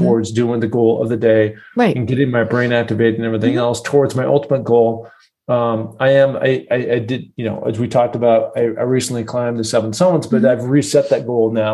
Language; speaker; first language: English; native; English